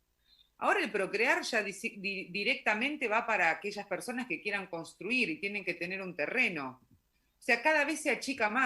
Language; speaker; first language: Spanish; native; Spanish